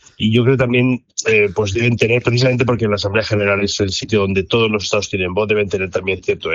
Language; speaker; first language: Spanish; native; Spanish